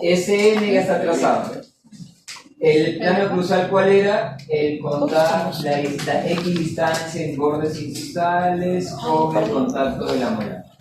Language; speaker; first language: Spanish; native; Spanish